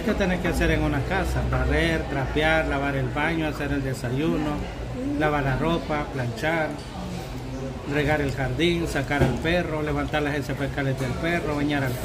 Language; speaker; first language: Spanish; native; Spanish